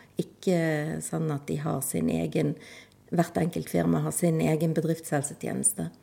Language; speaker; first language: Norwegian; native; Norwegian